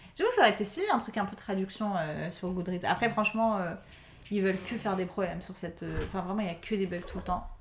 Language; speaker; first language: French; native; French